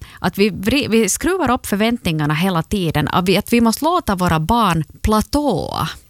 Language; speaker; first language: Swedish; native; Swedish